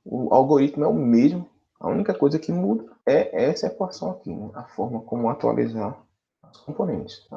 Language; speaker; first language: Portuguese; native; Portuguese